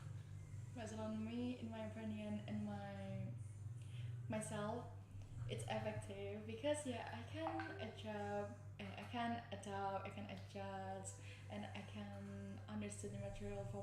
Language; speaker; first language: English; non-native, learner; Indonesian